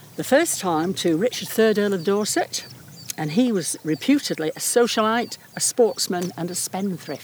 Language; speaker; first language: English; native; English